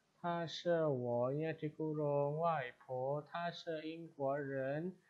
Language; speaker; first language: Chinese; non-native, fluent; Indonesian